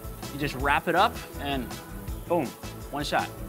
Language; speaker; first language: English; native; English